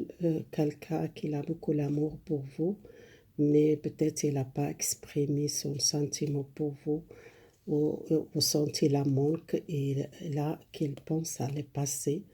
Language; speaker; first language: French; non-native, learner; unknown